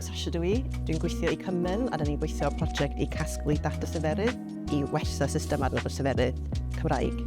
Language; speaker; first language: Welsh; non-native, local second language; English